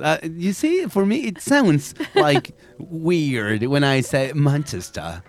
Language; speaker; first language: English; non-native, fluent; Spanish